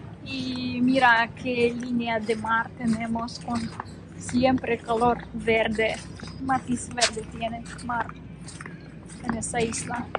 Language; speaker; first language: Spanish; non-native, learner; Russian